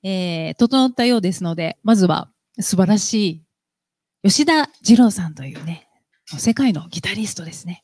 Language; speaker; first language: Japanese; native; Japanese